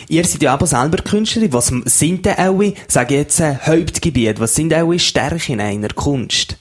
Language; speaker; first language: German; native; German